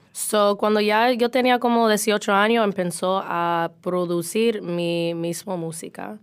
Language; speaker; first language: Spanish; early bilingual, heritage; Spanish